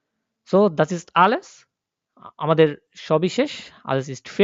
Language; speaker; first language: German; non-native, fluent; Bangla